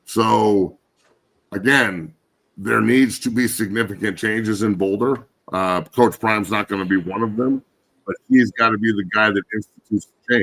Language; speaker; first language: English; native; English